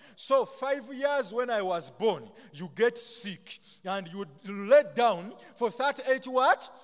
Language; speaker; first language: English; non-native, local second language; Ganda